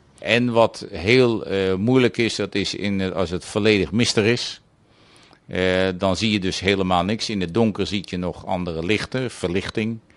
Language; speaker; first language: Dutch; native; Dutch